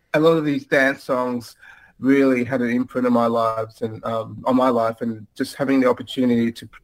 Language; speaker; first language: English; native; English